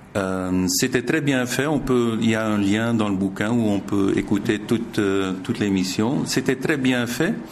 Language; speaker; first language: French; native; French